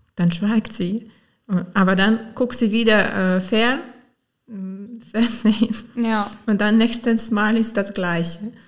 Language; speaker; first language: German; non-native, fluent; Ukrainian